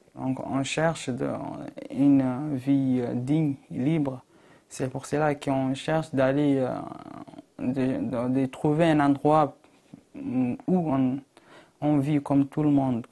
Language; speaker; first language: French; non-native, local second language; Arabic